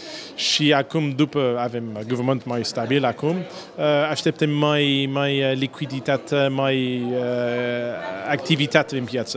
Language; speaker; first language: Romanian; non-native, learner; English